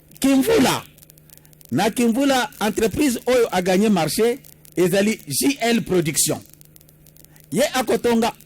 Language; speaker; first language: Lingala; non-native, local second language; Kongo